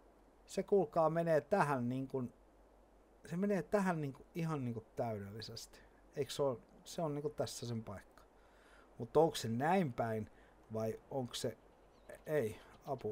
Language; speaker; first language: Finnish; native; Finnish